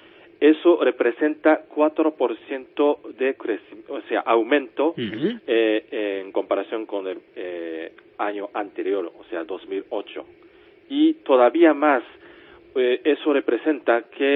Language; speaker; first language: Spanish; non-native, fluent; Japanese